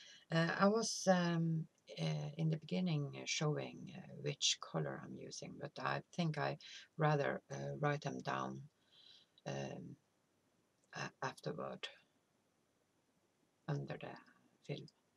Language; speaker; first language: English; non-native, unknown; Norwegian